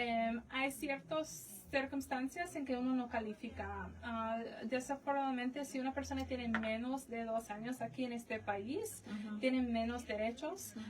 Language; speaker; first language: Spanish; non-native, fluent; English